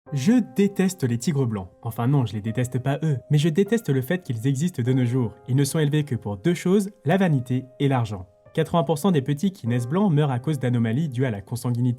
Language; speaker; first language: French; native; French